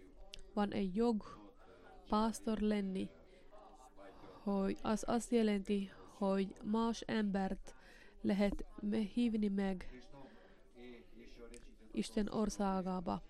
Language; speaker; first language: Hungarian; non-native, learner; Finnish